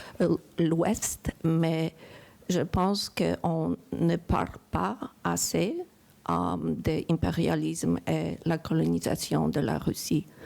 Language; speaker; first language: French; non-native, fluent; Ukrainian